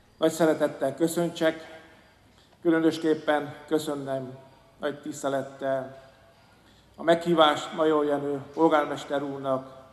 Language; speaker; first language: Hungarian; native; Hungarian